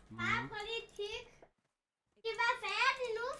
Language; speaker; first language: Danish; early bilingual, other home language; Vietnamese